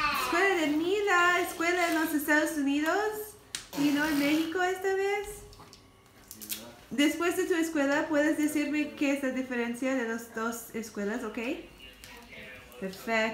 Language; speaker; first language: Spanish; non-native, learner; English